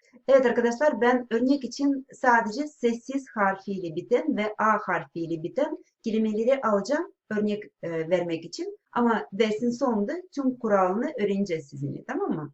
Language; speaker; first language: Turkish; non-native, fluent; Russian